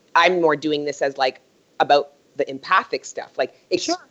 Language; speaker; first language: English; native; English